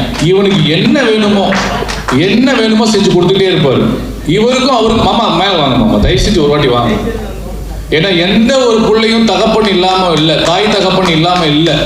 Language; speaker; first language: Tamil; native; Tamil